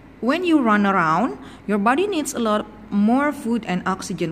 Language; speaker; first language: English; non-native, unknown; Indonesian